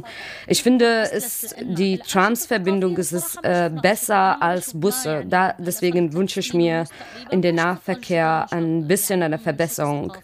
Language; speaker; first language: German; non-native, learner; Arabic